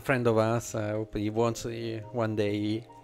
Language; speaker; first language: English; non-native, fluent; Italian